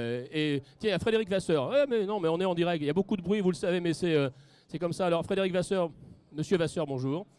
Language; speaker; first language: French; native; French